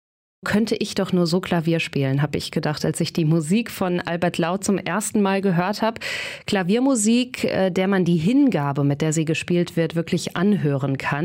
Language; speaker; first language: German; native; German